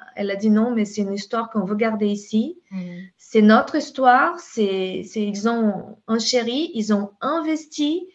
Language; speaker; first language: French; non-native, fluent; Portuguese